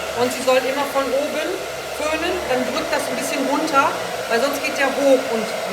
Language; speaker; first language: German; native; German